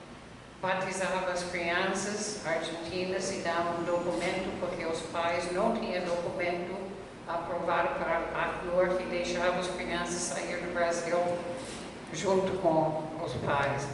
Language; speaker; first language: Portuguese; non-native, fluent; English